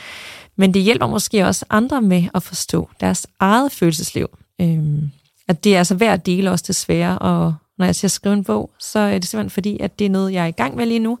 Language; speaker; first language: Danish; native; Danish